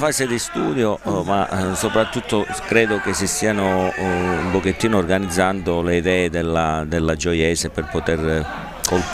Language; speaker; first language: Italian; native; Italian